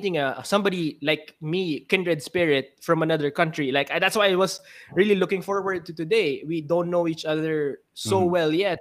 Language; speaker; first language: English; non-native, local second language; Filipino